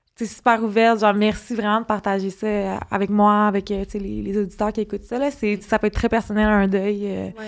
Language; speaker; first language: French; native; French